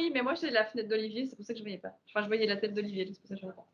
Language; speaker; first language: French; native; French